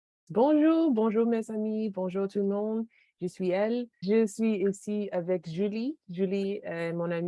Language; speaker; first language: French; non-native, learner; English